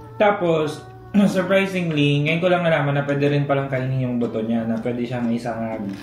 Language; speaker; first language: Filipino; native; Filipino